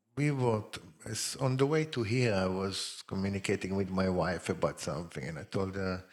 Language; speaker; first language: English; non-native, fluent; Hebrew